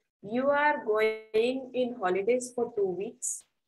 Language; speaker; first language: English; non-native, local second language; Hindi